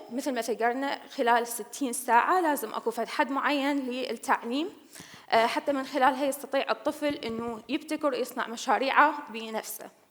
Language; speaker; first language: English; non-native, learner; Arabic